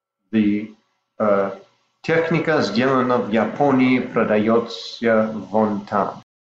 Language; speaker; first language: Russian; non-native, learner; English